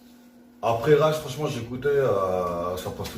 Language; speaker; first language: French; native; French